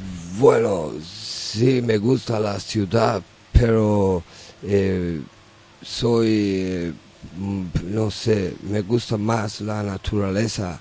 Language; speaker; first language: Spanish; non-native, learner; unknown